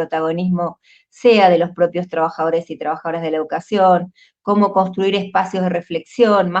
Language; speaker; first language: Spanish; native; Spanish